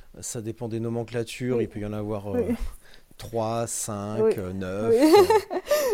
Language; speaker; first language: French; native; French